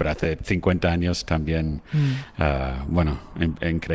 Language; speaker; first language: Spanish; non-native, fluent; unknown